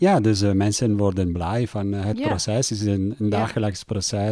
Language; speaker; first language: Dutch; non-native, learner; Italian